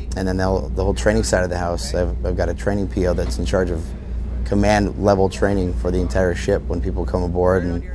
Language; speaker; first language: English; native; English